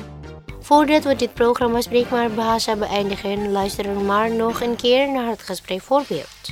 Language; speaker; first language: Dutch; non-native, learner; Indonesian